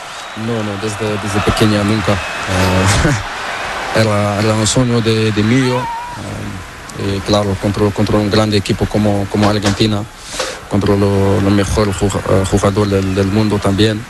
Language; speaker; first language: Spanish; non-native, learner; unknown